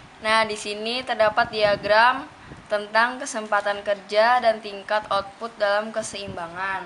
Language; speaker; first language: Indonesian; native; Indonesian